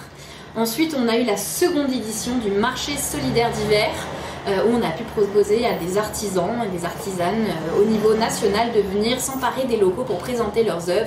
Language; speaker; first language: French; native; French